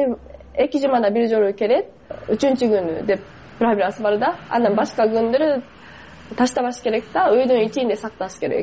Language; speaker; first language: Kyrgyz; non-native, fluent; Japanese